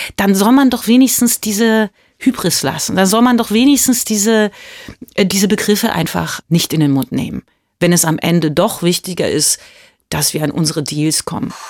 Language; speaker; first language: German; early bilingual, heritage; German